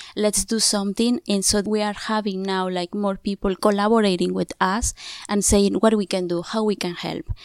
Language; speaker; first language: English; non-native, fluent; Zapotec